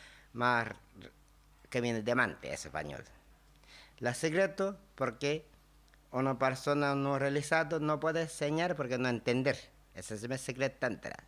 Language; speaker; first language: Spanish; non-native, learner; Tibetan